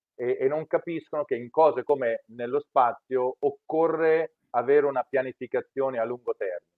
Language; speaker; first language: Italian; native; Italian